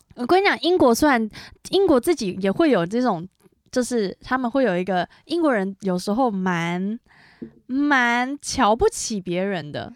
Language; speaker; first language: Chinese; native; Chinese